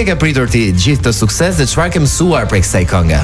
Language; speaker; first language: Albanian; native; Albanian